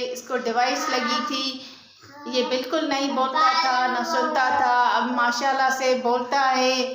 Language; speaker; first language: Urdu; non-native, local second language; Sindhi